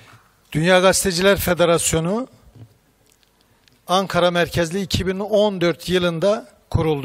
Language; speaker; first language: Turkish; native; Turkish